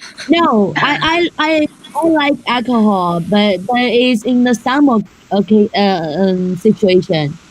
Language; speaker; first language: English; non-native, learner; Chinese